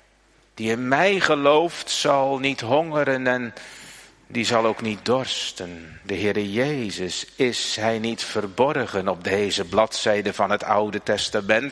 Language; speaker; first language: Dutch; native; Dutch